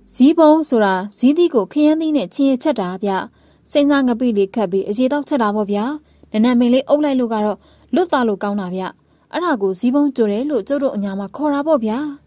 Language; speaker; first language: Burmese; native; Burmese